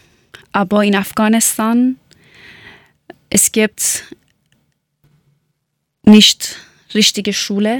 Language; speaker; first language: German; non-native, learner; Persian